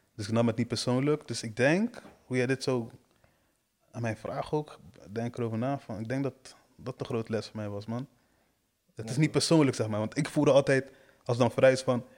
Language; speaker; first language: Dutch; early bilingual, other home language; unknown